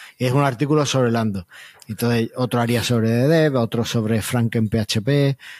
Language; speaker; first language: Spanish; native; Spanish